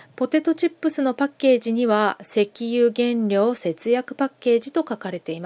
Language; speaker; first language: Japanese; non-native, fluent; Korean